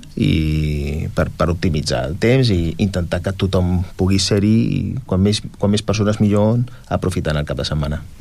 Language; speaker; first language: Catalan; native; Catalan